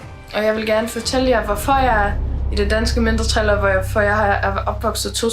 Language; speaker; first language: Danish; non-native, local second language; German